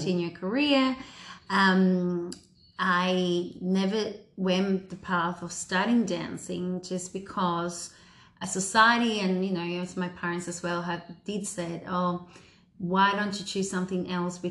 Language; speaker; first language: English; early bilingual, other home language; Spanish